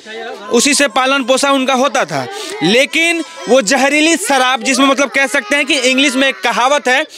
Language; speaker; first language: Hindi; native; Hindi